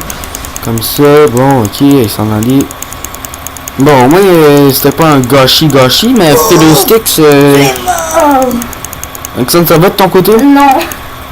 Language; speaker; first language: French; native; French